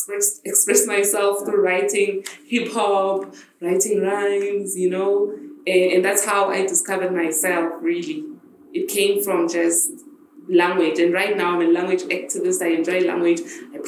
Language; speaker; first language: English; non-native, local second language; Zulu